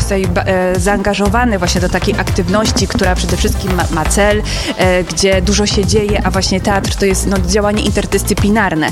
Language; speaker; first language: Polish; native; Polish